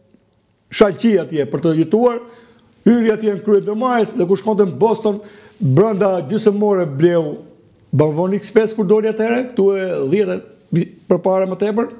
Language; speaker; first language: Albanian; native; Albanian